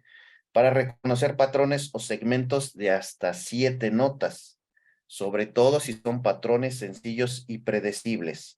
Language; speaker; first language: Spanish; native; Spanish